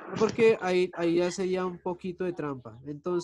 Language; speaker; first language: Spanish; native; Spanish